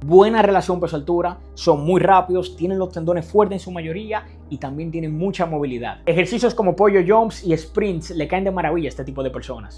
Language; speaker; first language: Spanish; native; Spanish